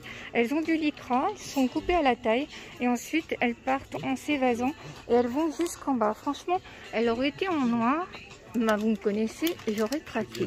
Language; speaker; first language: French; native; French